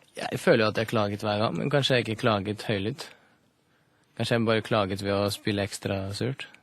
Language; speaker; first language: Norwegian; early bilingual, other home language; Russian